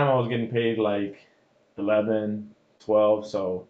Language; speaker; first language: English; early bilingual, other home language; Spanish